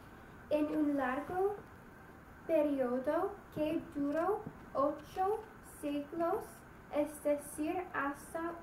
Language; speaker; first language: Spanish; non-native, learner; English